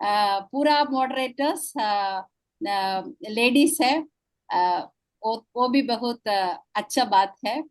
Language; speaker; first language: Hindi; non-native, local second language; Malayalam